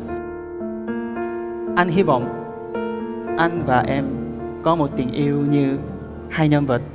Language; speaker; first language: Vietnamese; non-native, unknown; Korean